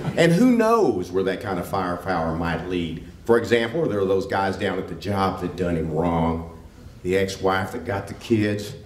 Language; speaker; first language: English; native; English